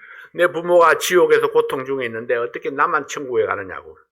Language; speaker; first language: Korean; native; Korean